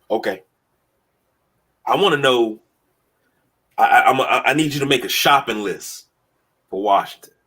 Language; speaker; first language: English; native; English